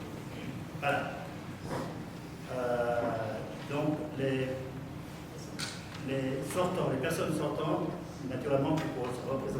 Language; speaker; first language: French; native; French